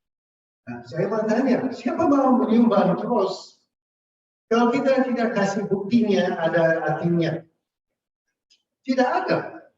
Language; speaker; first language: Indonesian; non-native, fluent; English